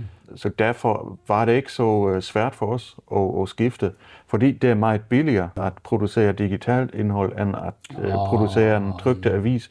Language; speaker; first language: Danish; non-native, fluent; German